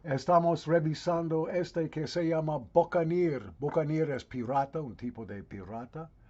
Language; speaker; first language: Spanish; non-native, learner; English